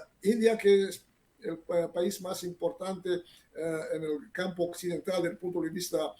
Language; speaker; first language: Spanish; non-native, fluent; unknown